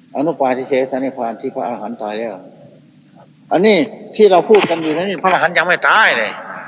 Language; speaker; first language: Thai; native; Thai